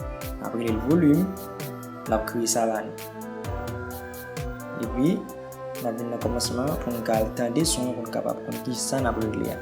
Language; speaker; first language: French; non-native, learner; Haitian Creole